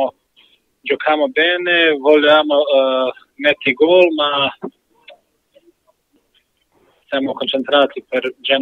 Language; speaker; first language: Italian; non-native, learner; Bosnian